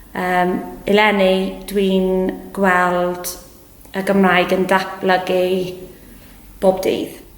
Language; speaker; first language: Welsh; non-native, local second language; English